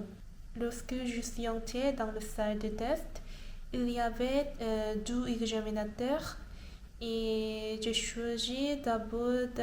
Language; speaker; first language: French; non-native, learner; Korean